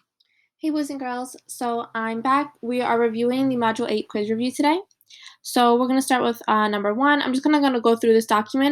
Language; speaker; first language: English; native; English